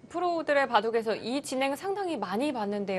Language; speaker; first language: Korean; native; Korean